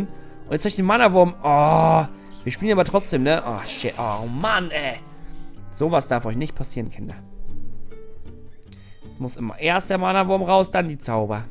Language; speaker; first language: German; native; German